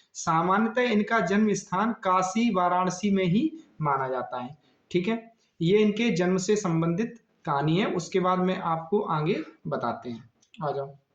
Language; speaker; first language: Hindi; native; Hindi